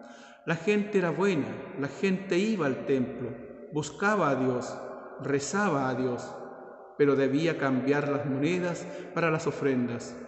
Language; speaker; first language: Spanish; native; Spanish